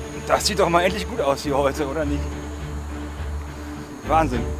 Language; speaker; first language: German; native; German